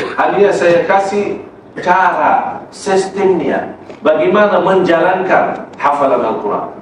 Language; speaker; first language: Malay; non-native, fluent; Arabic